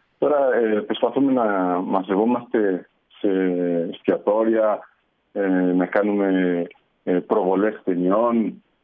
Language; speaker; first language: Greek; non-native, fluent; Spanish